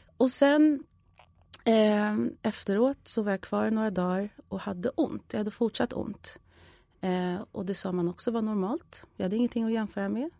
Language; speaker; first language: Swedish; early bilingual, other home language; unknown